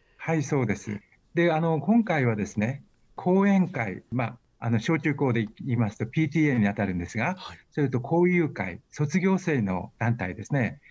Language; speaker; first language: Japanese; native; Japanese